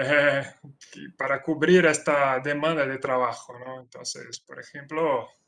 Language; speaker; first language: Spanish; non-native, fluent; Portuguese